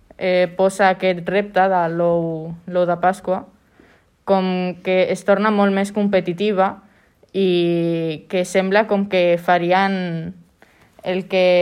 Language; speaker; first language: Catalan; native; Catalan